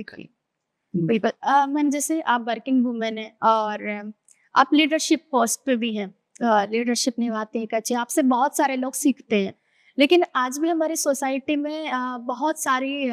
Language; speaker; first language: Hindi; native; Hindi